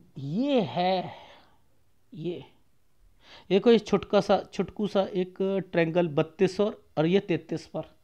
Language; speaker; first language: Hindi; native; Hindi